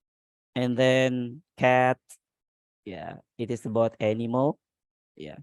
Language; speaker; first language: English; non-native, learner; Indonesian